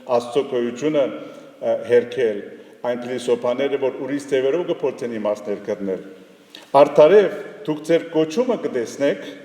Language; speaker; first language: Armenian; native; Armenian